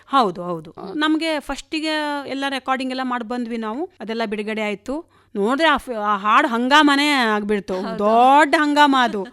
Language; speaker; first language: Kannada; non-native, local second language; Konkani